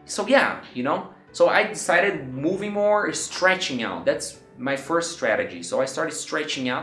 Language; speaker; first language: English; non-native, fluent; Portuguese